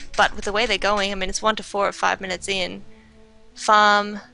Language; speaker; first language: English; native; English